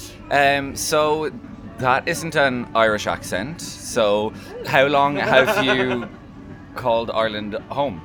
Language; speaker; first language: English; native; English